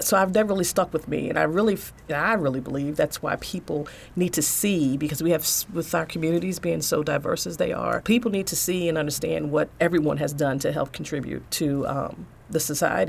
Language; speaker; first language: English; native; English